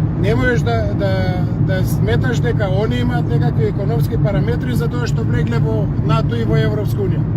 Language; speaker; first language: Macedonian; non-native, local second language; Serbian